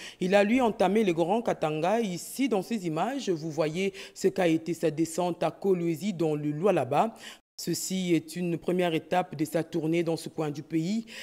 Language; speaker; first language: French; non-native, local second language; Lingala